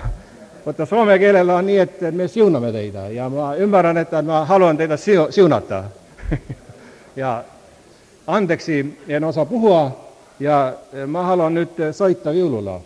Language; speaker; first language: Finnish; non-native, learner; Estonian